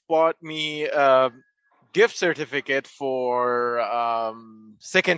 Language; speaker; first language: English; non-native, fluent; Persian